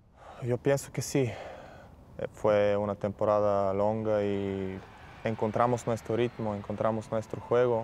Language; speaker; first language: Portuguese; non-native, learner; Spanish